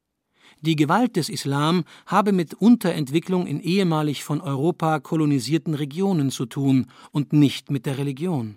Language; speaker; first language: German; native; German